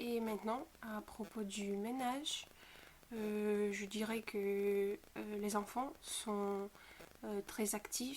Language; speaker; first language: French; non-native, fluent; Bulgarian